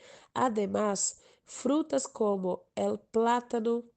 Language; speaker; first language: Spanish; non-native, learner; Portuguese